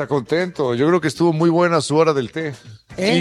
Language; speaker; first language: Spanish; native; Spanish